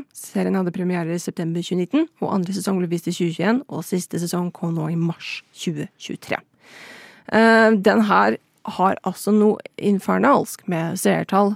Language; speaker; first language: Norwegian; native; Norwegian